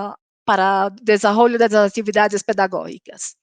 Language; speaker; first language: Spanish; non-native, local second language; Portuguese